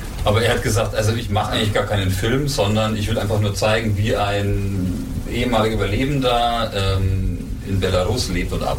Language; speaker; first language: German; native; German